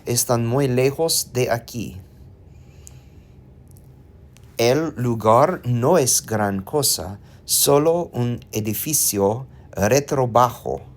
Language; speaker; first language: Spanish; non-native, learner; English